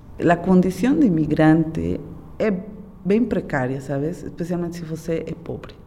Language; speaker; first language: Portuguese; non-native, fluent; Spanish